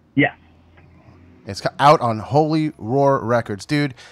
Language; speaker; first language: English; native; English